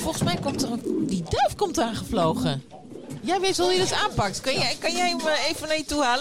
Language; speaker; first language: Dutch; native; Dutch